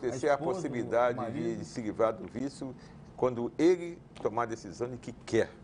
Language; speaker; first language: Portuguese; native; Portuguese